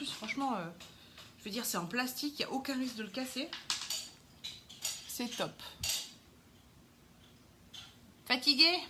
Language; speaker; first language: French; native; French